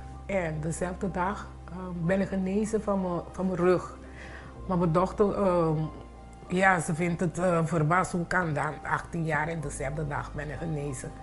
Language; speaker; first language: Dutch; non-native, fluent; Papiamento